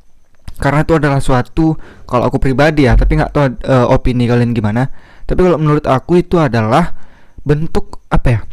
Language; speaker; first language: Indonesian; native; Indonesian